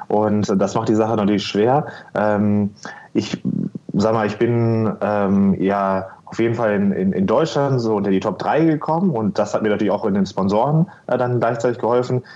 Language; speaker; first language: German; native; German